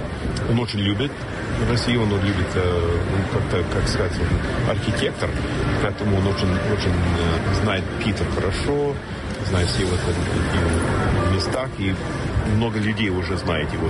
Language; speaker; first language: Russian; non-native, learner; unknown